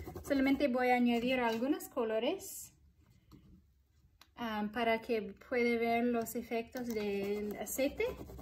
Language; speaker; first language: Spanish; non-native, fluent; English